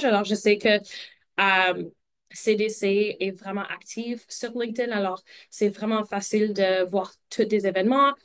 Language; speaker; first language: French; non-native, local second language; English